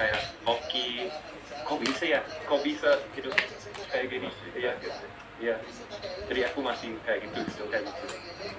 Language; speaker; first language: Indonesian; non-native, learner; English